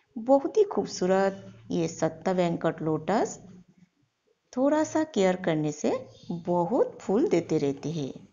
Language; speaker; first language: Hindi; non-native, local second language; Bangla